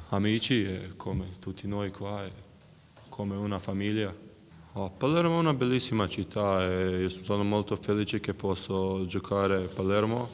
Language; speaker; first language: Italian; non-native, learner; Croatian